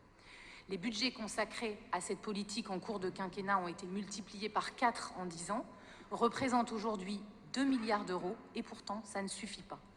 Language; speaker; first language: French; native; French